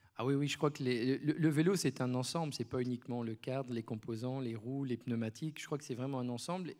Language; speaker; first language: French; native; French